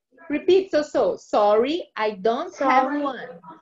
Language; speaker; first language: English; non-native, fluent; Portuguese